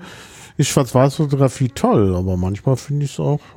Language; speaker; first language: German; native; German